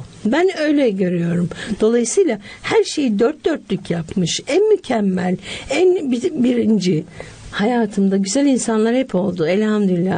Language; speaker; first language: Turkish; native; Turkish